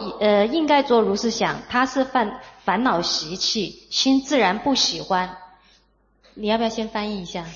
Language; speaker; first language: Chinese; native; Chinese